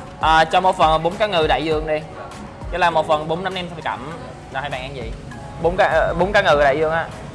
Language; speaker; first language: Vietnamese; early bilingual, other home language; English